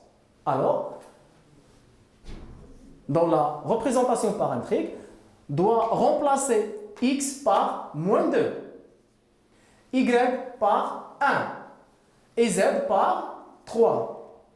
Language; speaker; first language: French; non-native, local second language; Arabic